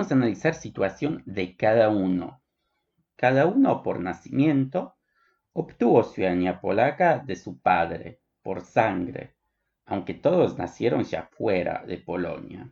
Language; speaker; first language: Spanish; non-native, fluent; Polish